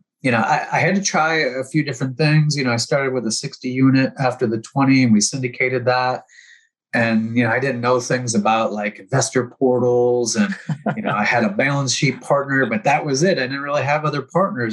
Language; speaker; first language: English; native; English